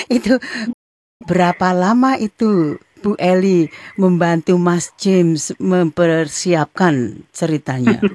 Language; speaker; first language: Indonesian; native; Indonesian